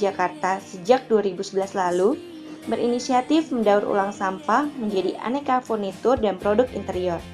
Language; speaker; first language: Indonesian; native; Indonesian